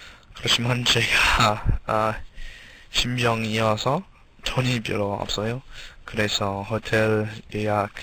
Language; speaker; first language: Korean; non-native, learner; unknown